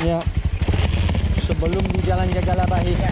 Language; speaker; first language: Indonesian; non-native, learner; English